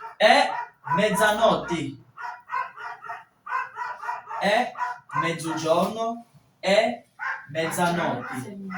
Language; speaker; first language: Italian; non-native, fluent; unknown